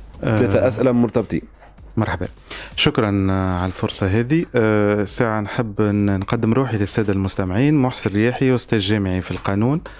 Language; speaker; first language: Arabic; native; Arabic